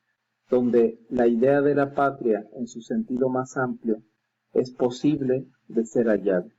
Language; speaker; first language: Spanish; native; Spanish